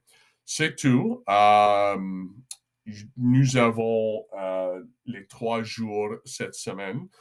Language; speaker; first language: French; non-native, local second language; English